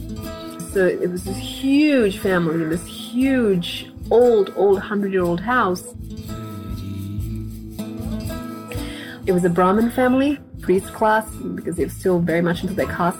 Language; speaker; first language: English; non-native, local second language; Tamil